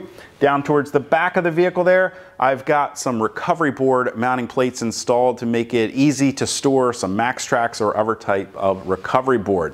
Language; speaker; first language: English; native; English